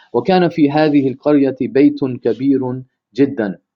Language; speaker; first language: Arabic; non-native, learner; English